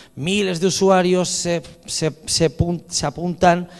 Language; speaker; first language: Spanish; native; Spanish